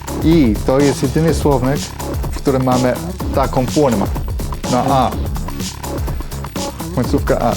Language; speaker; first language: Polish; non-native, fluent; English